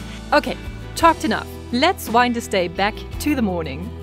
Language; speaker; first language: English; non-native, fluent; German